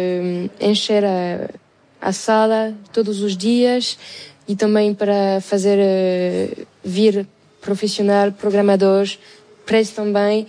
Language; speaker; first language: Portuguese; non-native, learner; French